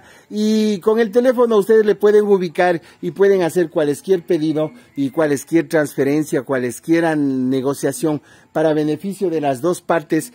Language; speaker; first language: Spanish; native; Spanish